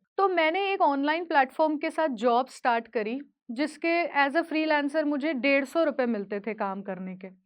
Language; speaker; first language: Hindi; native; Hindi